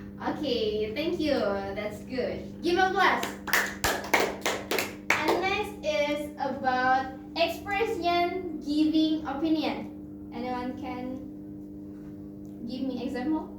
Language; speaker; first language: English; non-native, fluent; Indonesian